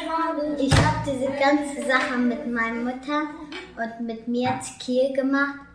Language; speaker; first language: German; early bilingual, other home language; Kurdish